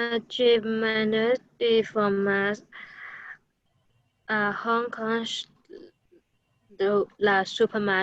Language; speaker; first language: French; non-native, learner; Cantonese